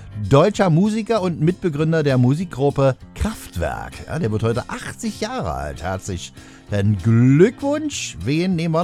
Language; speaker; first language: German; native; German